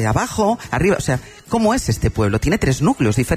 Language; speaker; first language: Spanish; native; Spanish